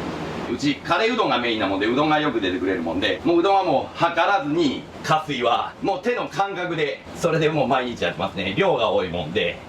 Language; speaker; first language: Japanese; native; Japanese